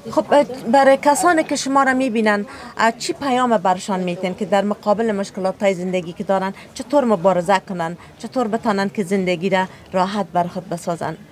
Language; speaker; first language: Persian; native; Persian